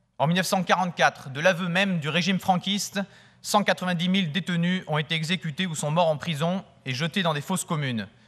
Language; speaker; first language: French; native; French